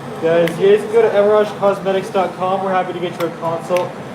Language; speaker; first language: English; native; English